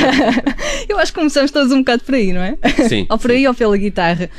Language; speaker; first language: Portuguese; native; Portuguese